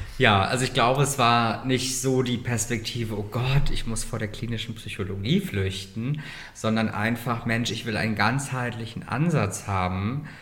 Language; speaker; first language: German; native; German